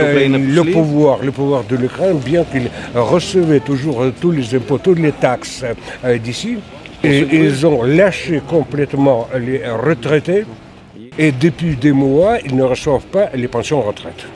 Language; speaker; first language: French; non-native, fluent; Russian